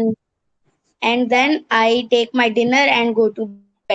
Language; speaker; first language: English; non-native, learner; Hindi